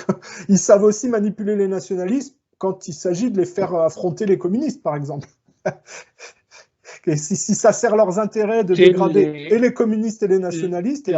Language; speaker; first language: French; native; French